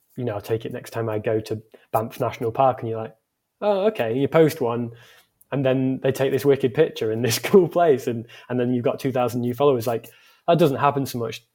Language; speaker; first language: English; native; English